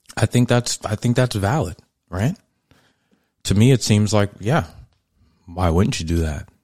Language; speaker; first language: English; native; English